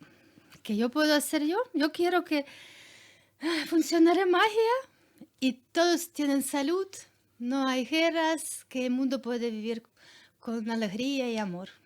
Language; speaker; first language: Spanish; non-native, learner; Ukrainian